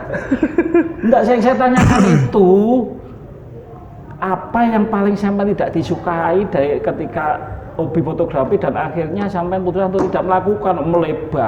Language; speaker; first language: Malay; non-native, local second language; Javanese